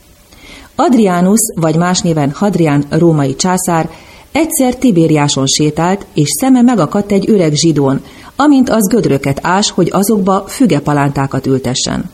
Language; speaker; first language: Hungarian; native; Hungarian